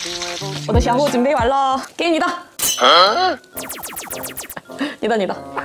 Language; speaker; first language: Chinese; non-native, learner; Korean